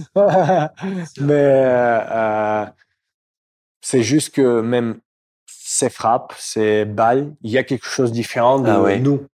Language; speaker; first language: French; non-native, fluent; Russian